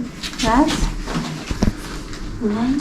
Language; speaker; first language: Russian; native; Russian